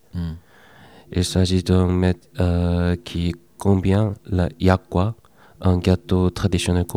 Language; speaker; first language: French; non-native, learner; Korean